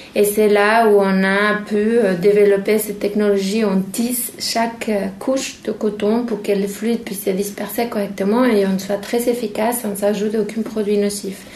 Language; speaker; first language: French; non-native, fluent; Spanish